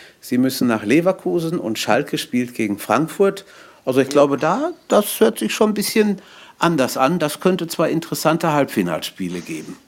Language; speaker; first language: German; native; German